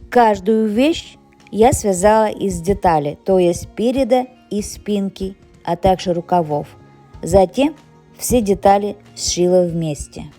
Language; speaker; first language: Russian; non-native, local second language; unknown